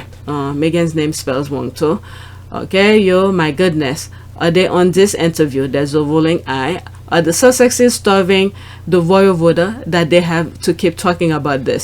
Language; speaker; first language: English; non-native, fluent; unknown